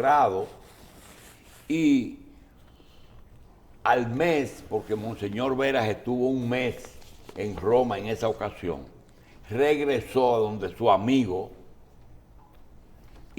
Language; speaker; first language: Spanish; native; Spanish